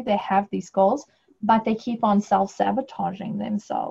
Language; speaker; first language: English; native; English